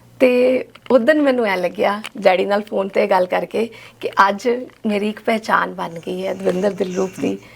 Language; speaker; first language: Punjabi; native; Punjabi